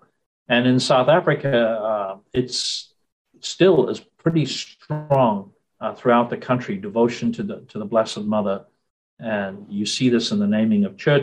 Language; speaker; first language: English; native; English